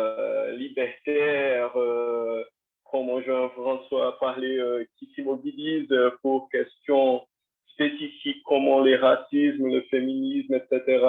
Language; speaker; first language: French; non-native, learner; Portuguese